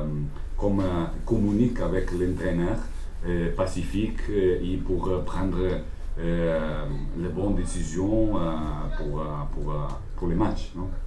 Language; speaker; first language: French; non-native, learner; Portuguese